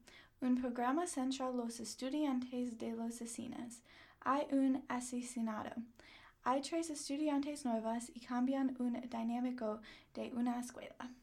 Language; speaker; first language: Spanish; non-native, learner; English